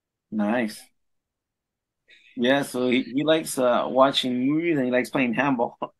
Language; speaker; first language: English; early bilingual, other home language; Spanish